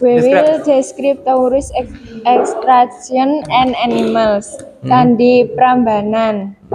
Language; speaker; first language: English; non-native, learner; Indonesian